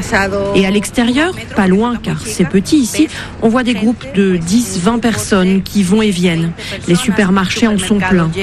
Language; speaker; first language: French; native; French